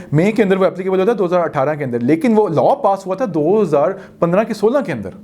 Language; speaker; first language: Urdu; non-native, local second language; Punjabi